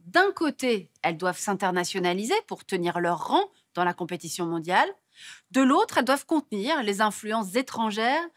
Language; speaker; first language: French; native; French